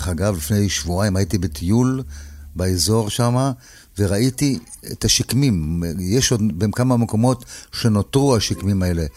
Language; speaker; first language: Hebrew; native; Hebrew